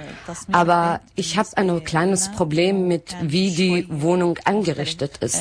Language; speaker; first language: German; non-native, learner; Arabic